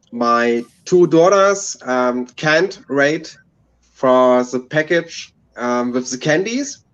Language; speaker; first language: English; non-native, learner; German